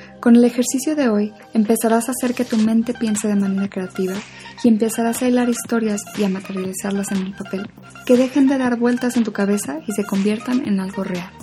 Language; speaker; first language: Spanish; native; Spanish